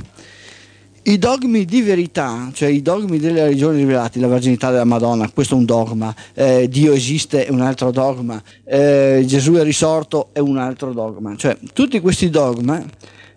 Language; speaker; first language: Italian; native; Italian